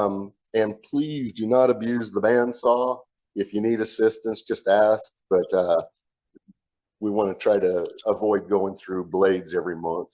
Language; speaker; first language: English; native; English